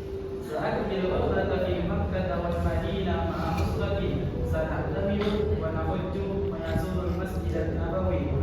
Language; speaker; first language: Arabic; non-native, learner; Indonesian